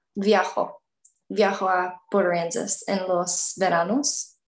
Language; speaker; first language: Spanish; non-native, learner; English